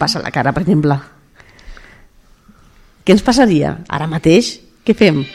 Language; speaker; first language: Catalan; native; Catalan